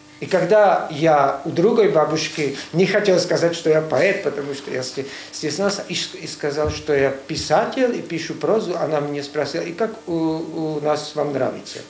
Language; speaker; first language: Russian; non-native, learner; Czech